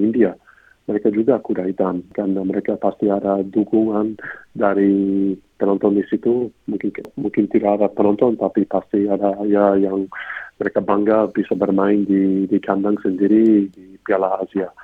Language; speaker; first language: Indonesian; non-native, fluent; English